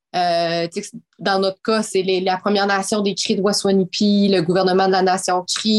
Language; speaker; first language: French; native; French